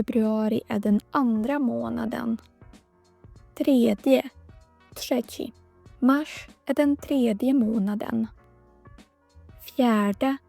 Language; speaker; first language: Swedish; non-native, fluent; Polish